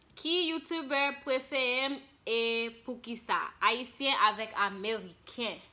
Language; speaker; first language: Haitian Creole; early bilingual, heritage; Haitian Creole